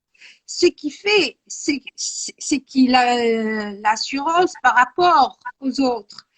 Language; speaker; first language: French; non-native, local second language; Arabic